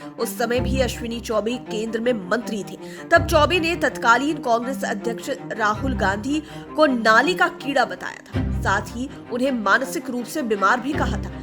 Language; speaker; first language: Hindi; native; Hindi